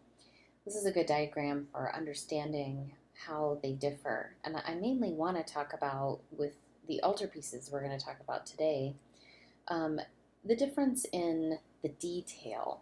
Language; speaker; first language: English; native; English